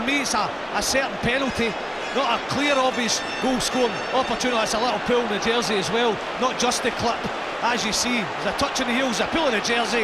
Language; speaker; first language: English; native; English